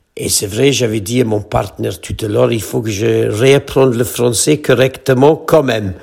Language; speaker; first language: French; non-native, fluent; English